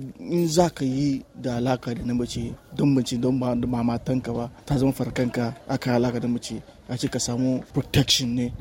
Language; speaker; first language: Hausa; non-native, local second language; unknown